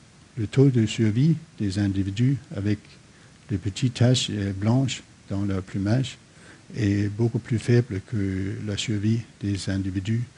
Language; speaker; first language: French; non-native, fluent; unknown